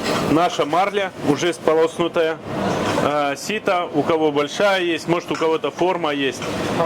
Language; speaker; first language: Russian; native; Russian